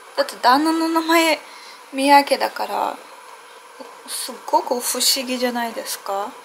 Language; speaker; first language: Japanese; non-native, fluent; Russian